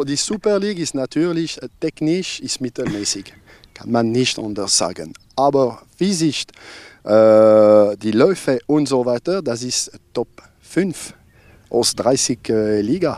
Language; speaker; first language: German; non-native, local second language; French